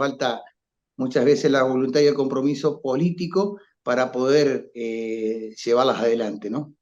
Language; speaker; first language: Spanish; native; Spanish